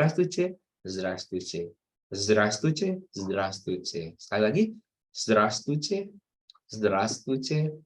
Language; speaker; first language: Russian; non-native, fluent; Indonesian